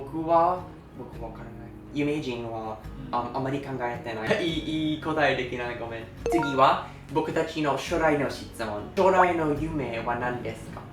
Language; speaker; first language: Japanese; non-native, learner; English